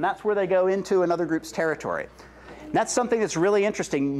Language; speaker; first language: English; native; English